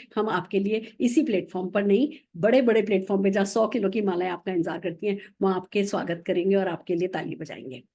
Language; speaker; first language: Hindi; native; Hindi